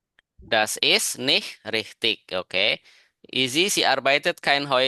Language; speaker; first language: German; non-native, fluent; Indonesian